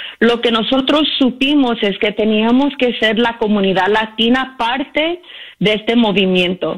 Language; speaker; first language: Spanish; early bilingual, heritage; Spanish